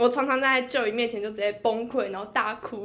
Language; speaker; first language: Chinese; native; Chinese